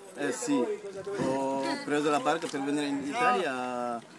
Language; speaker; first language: Italian; non-native, fluent; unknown